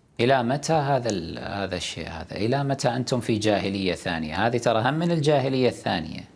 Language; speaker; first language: Arabic; native; Arabic